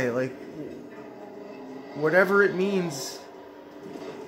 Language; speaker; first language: English; native; English